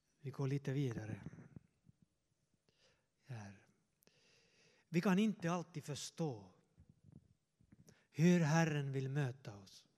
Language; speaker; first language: Swedish; non-native, fluent; Finnish